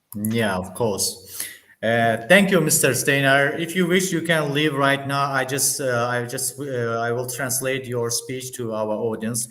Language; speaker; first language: English; non-native, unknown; Azerbaijani